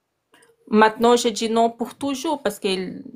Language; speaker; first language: French; non-native, learner; Portuguese